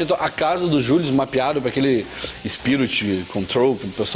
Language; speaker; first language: Portuguese; native; Portuguese